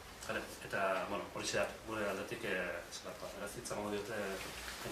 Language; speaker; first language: Basque; native; Basque